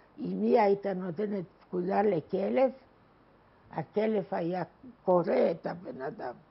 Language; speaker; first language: Hebrew; non-native, fluent; Polish